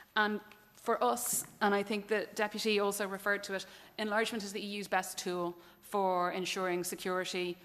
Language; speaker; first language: English; native; English